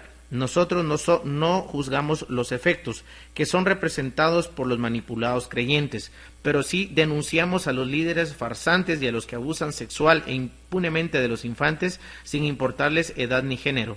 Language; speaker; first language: Spanish; native; Spanish